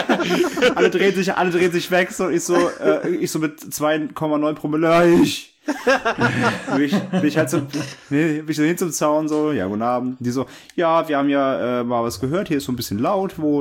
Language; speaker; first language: German; native; German